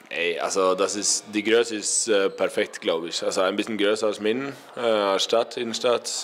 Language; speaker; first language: German; non-native, learner; Norwegian